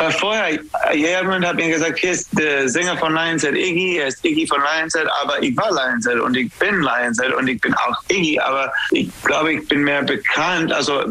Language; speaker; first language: German; non-native, fluent; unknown